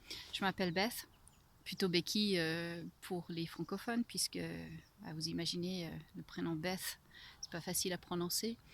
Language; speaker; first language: French; non-native, fluent; English